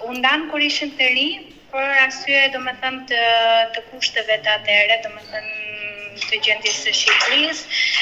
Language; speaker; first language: Albanian; early bilingual, heritage; Greek